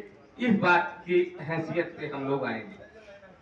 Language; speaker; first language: Hindi; native; Hindi